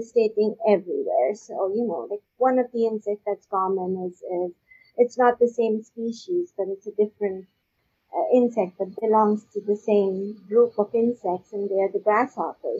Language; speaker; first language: English; non-native, local second language; Urdu